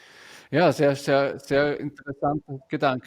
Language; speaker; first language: German; native; German